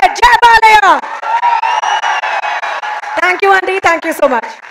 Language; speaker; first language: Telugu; native; Telugu